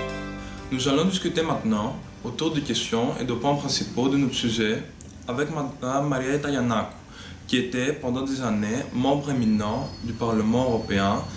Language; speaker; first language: French; non-native, learner; Greek